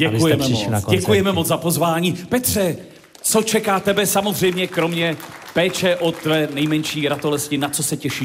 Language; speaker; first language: Czech; native; Czech